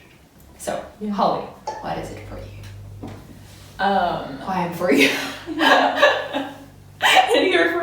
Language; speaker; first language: English; non-native, fluent; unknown